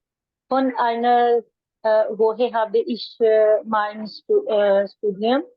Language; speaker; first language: German; non-native, learner; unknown